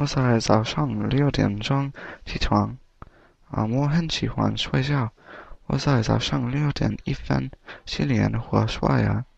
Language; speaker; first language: Chinese; non-native, learner; English